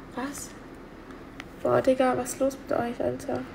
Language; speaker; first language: German; early bilingual, other home language; Italian